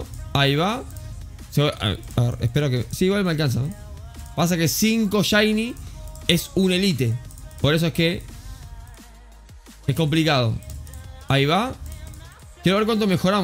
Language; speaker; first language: Spanish; native; Spanish